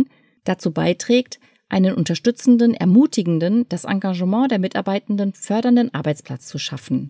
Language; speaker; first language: German; native; German